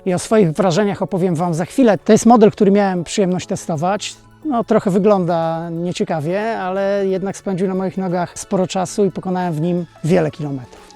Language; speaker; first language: Polish; native; Polish